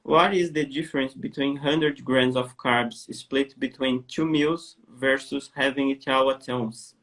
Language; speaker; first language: English; non-native, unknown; Portuguese